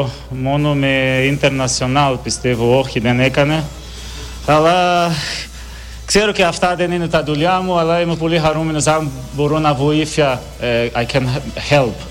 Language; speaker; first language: Greek; non-native, learner; Portuguese